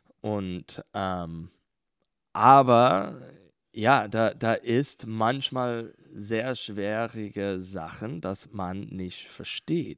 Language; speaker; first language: German; non-native, learner; English